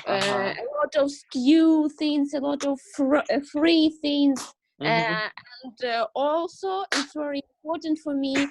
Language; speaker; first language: English; non-native, learner; Ukrainian